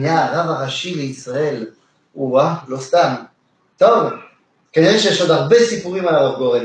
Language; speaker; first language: Hebrew; non-native, fluent; French